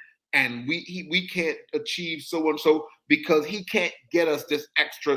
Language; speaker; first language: English; native; English